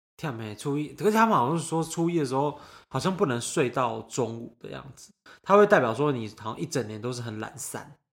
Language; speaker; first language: Chinese; native; Chinese